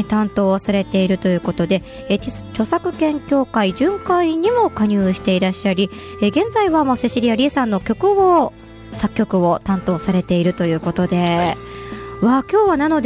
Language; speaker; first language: Japanese; native; Japanese